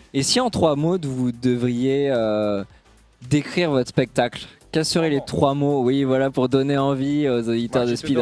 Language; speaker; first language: French; native; French